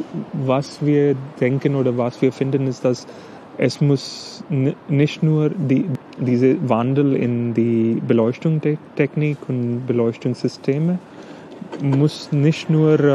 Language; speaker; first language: German; non-native, learner; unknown